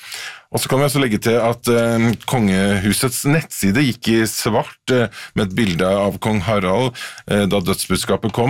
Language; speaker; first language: Norwegian; native; Norwegian